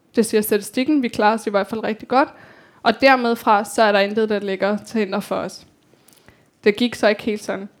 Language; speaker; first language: Danish; early bilingual, other home language; Persian